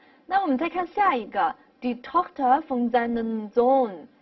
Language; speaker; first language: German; non-native, fluent; Chinese